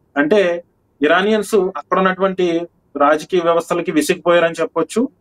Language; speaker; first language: Telugu; native; Telugu